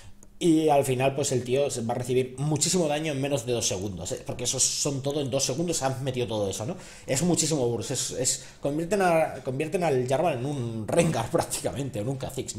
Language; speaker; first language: Spanish; native; Spanish